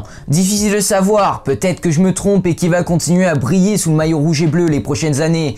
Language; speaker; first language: French; native; French